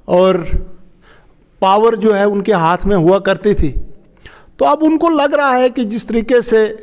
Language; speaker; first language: Hindi; non-native, local second language; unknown